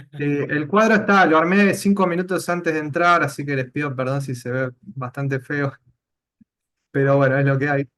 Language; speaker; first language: Spanish; native; Spanish